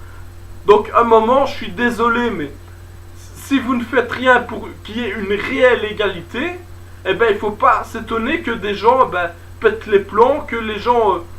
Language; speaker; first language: French; native; French